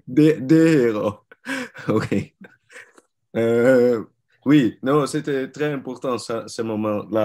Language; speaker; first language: French; non-native, learner; Dutch